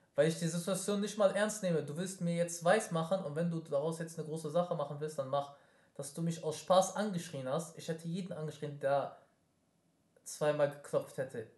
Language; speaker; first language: German; early bilingual, other home language; Arabic